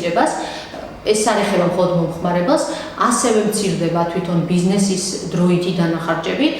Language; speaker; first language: Georgian; native; Georgian